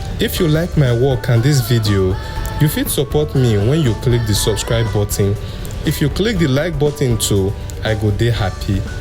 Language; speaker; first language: Nigerian Pidgin; native; Nigerian Pidgin